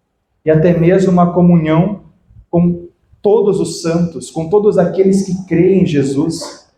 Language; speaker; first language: Portuguese; native; Portuguese